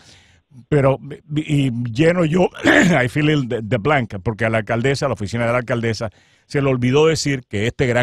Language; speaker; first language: Spanish; native; Spanish